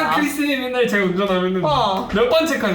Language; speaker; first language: Korean; native; Korean